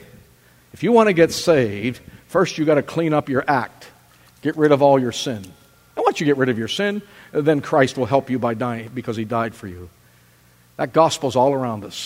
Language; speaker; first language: English; native; English